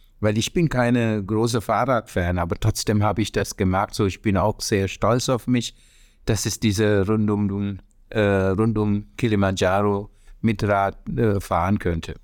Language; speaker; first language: German; non-native, learner; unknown